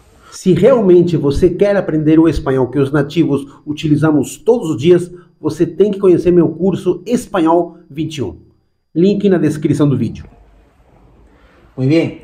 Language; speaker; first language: Portuguese; non-native, fluent; Spanish